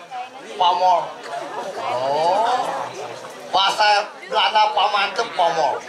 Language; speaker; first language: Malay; non-native, local second language; Balinese